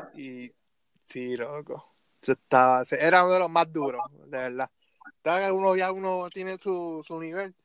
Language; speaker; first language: Spanish; native; Spanish